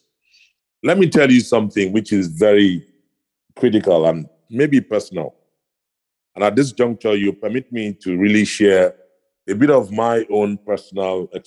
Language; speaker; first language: English; non-native, local second language; Ibibio